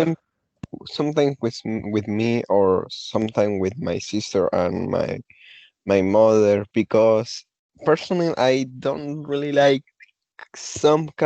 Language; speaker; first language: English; non-native, learner; Spanish